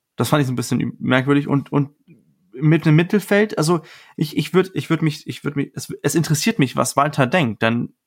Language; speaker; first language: German; non-native, fluent; Danish